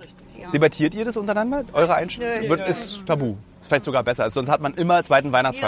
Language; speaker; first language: German; native; German